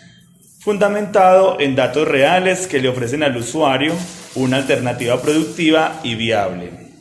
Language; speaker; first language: Spanish; native; Spanish